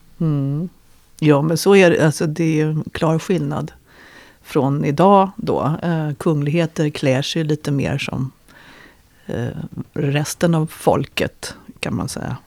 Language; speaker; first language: Swedish; native; Swedish